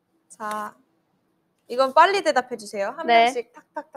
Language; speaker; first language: Korean; native; Korean